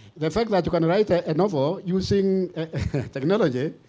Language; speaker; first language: English; non-native, local second language; Swahili